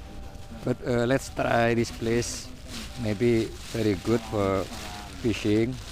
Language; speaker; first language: English; non-native, learner; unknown